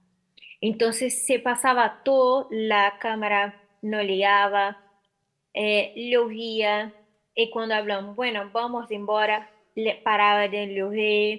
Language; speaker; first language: Spanish; non-native, learner; Portuguese